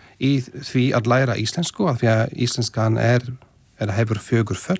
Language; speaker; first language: Icelandic; non-native, fluent; Slovak